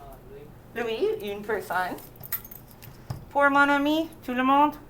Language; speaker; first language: French; non-native, fluent; English